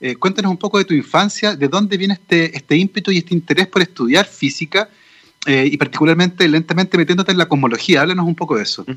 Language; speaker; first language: Spanish; native; Spanish